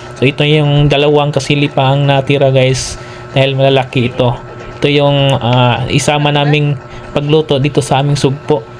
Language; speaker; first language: Filipino; non-native, local second language; Cebuano